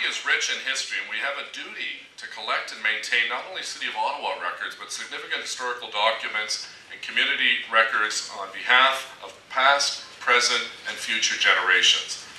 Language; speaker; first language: English; native; English